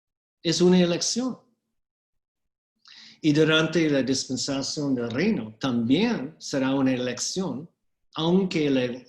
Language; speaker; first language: Spanish; non-native, fluent; English